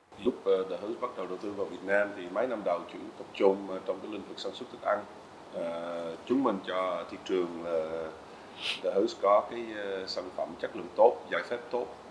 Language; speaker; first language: Vietnamese; non-native, fluent; Dutch